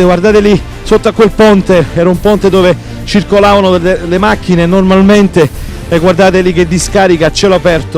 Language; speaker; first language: Italian; native; Italian